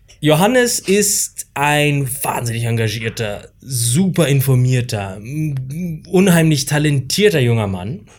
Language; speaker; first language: German; native; German